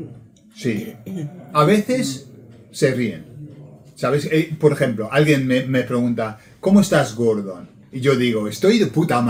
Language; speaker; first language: Spanish; non-native, fluent; English